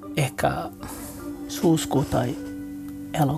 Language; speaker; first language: Finnish; non-native, learner; Arabic